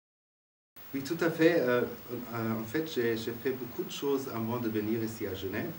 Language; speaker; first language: French; non-native, fluent; German